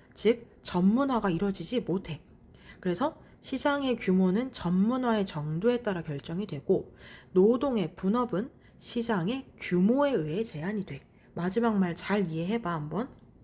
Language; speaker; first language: Korean; native; Korean